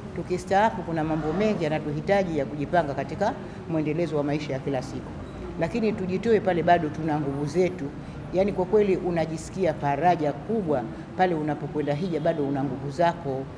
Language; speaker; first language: Swahili; native; Swahili